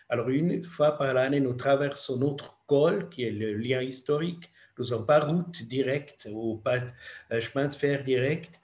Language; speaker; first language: French; non-native, fluent; German